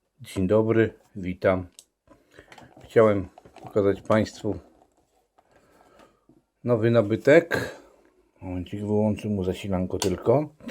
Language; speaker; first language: Polish; native; Polish